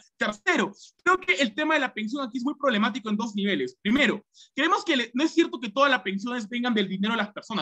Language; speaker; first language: Spanish; native; Spanish